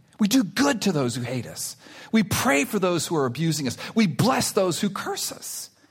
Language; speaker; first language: English; early bilingual, other home language; Spanish